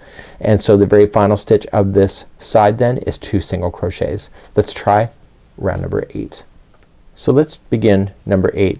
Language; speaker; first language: English; native; English